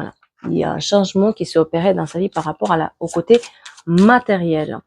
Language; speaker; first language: French; native; French